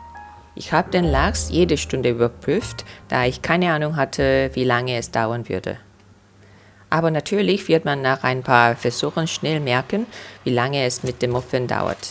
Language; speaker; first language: German; non-native, fluent; Korean